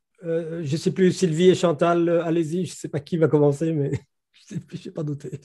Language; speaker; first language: French; native; French